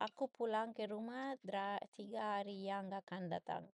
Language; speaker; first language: Indonesian; non-native, learner; English